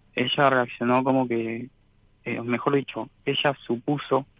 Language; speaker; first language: Spanish; native; Spanish